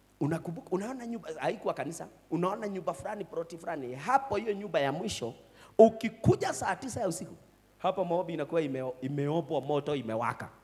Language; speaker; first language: Swahili; non-native, local second language; Kikuyu